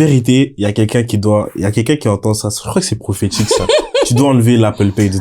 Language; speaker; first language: French; native; French